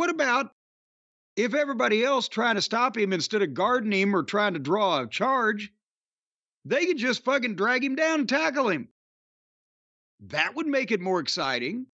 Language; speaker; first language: English; native; English